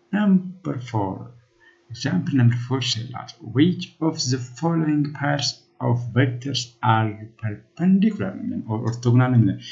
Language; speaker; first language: English; non-native, local second language; Amharic